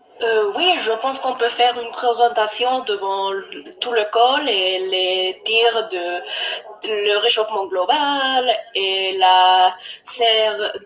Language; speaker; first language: French; non-native, learner; English